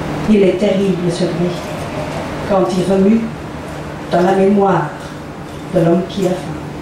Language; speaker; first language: French; non-native, local second language; Dutch